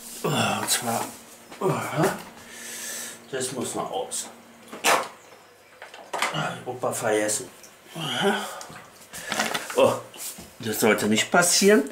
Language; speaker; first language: German; native; German